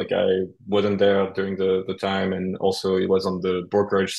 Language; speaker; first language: English; non-native, fluent; French